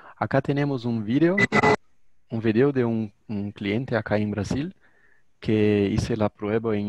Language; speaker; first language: Spanish; non-native, learner; Portuguese